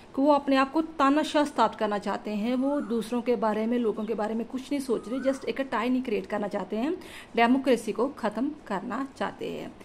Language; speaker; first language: Hindi; non-native, local second language; Punjabi